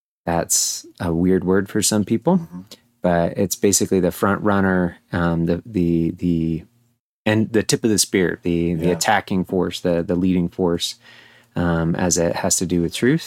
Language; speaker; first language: English; native; English